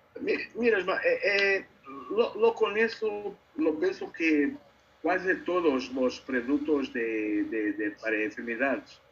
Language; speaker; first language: Spanish; non-native, learner; Portuguese